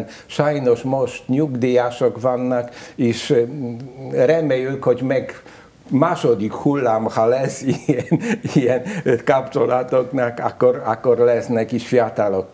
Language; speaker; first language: Hungarian; non-native, learner; Polish